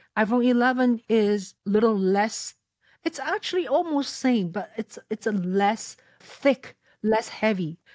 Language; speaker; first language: English; non-native, fluent; Chinese